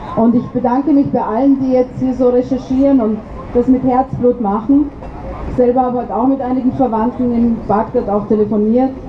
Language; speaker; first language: German; early bilingual, other home language; Arabic